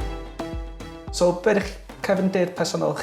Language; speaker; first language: Welsh; non-native, local second language; English